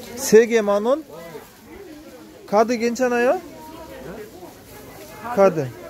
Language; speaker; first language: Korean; non-native, learner; Kyrgyz